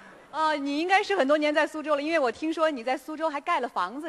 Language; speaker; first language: Chinese; native; Chinese